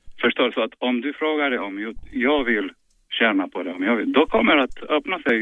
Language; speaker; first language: Swedish; non-native, fluent; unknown